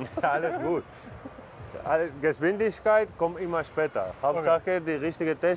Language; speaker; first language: German; non-native, fluent; Spanish